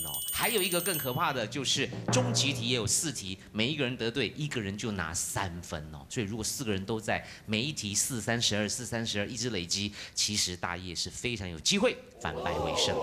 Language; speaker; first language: Chinese; native; Chinese